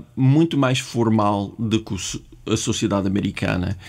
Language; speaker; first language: Portuguese; non-native, fluent; English